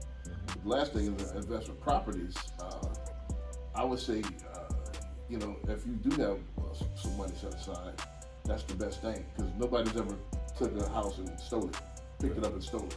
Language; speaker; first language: English; native; English